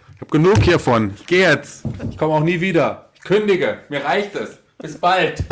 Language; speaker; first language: German; native; German